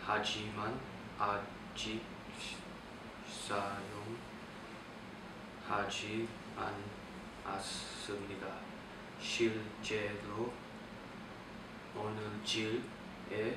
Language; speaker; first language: Korean; non-native, learner; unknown